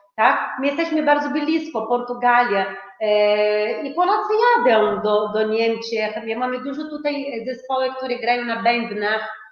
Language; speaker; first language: Polish; non-native, fluent; Portuguese